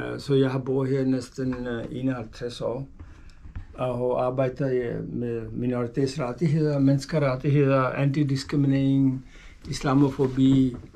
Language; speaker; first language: Danish; non-native, fluent; Urdu